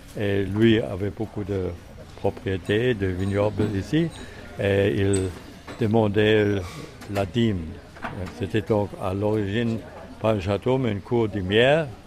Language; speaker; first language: French; non-native, fluent; German